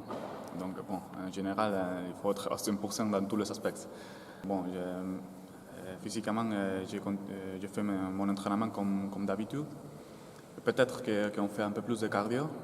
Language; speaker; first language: French; non-native, fluent; Spanish